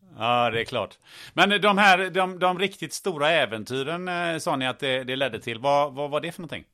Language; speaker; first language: Swedish; early bilingual, other home language; German